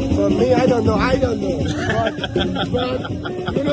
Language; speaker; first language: English; non-native, learner; Haitian Creole